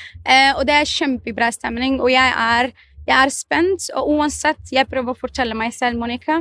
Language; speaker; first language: Norwegian; non-native, fluent; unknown